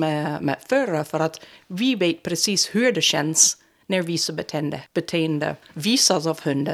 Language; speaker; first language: Swedish; non-native, fluent; English